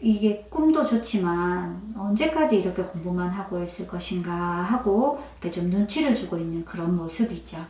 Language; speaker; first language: Korean; native; Korean